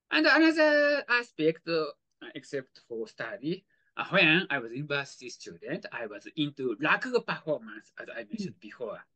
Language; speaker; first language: English; non-native, fluent; Japanese